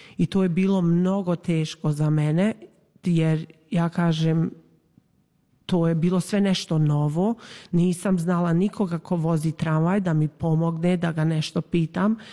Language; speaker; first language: Serbian; early bilingual, heritage; Serbian